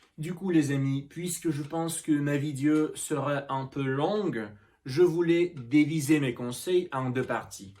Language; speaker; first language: French; non-native, learner; Russian